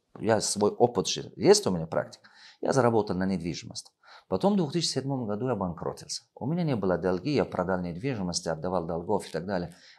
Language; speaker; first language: Russian; non-native, local second language; Tajik